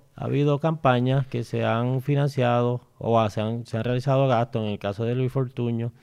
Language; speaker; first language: Spanish; native; Spanish